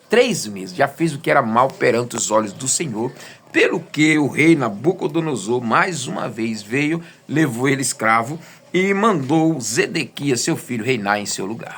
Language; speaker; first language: Portuguese; native; Portuguese